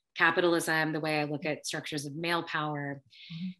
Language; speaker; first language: English; early bilingual, other home language; Filipino